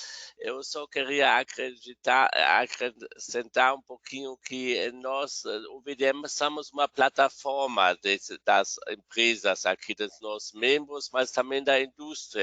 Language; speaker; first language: Portuguese; non-native, fluent; German